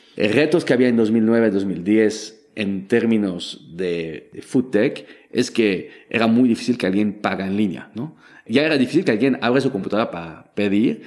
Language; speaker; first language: Spanish; non-native, fluent; French